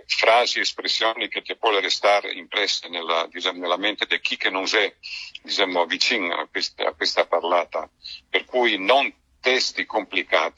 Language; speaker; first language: Italian; non-native, fluent; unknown